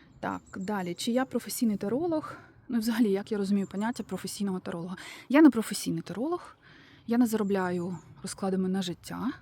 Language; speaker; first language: Ukrainian; native; Ukrainian